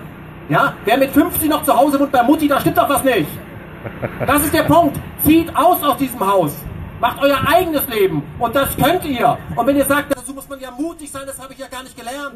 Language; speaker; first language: German; native; German